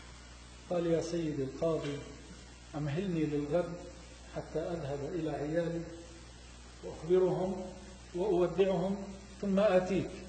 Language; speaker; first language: Arabic; native; Arabic